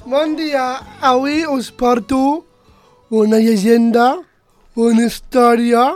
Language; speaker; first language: Catalan; non-native, local second language; Spanish